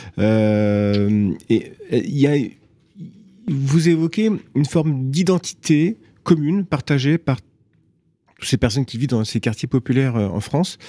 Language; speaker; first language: French; native; French